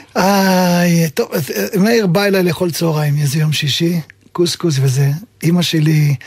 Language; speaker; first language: Hebrew; early bilingual, other home language; Arabic